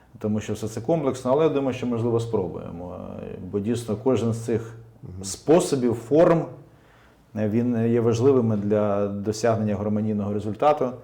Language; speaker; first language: Ukrainian; native; Ukrainian